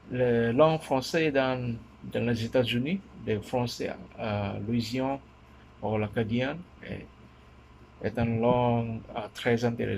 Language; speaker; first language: French; non-native, learner; Min Nan Chinese